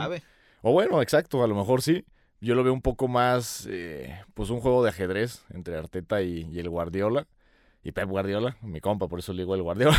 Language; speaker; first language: Spanish; native; Spanish